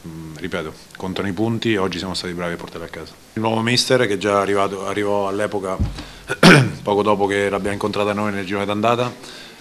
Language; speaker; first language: Italian; native; Italian